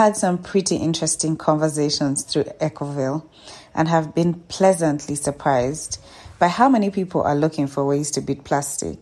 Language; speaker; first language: English; non-native, local second language; Ganda